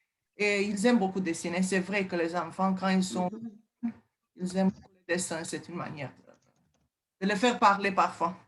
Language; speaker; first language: French; non-native, fluent; Romanian